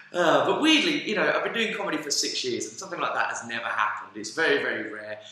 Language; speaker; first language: English; native; English